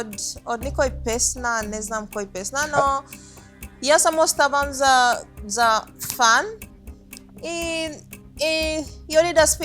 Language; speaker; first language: Macedonian; non-native, learner; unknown